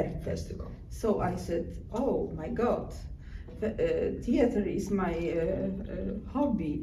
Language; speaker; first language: English; non-native, learner; Polish